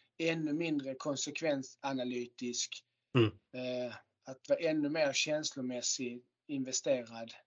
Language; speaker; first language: Swedish; native; Swedish